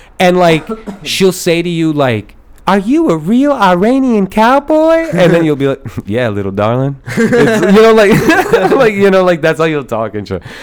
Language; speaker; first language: English; early bilingual, other home language; Persian